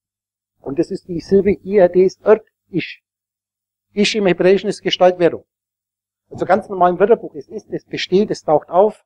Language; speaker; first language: German; native; German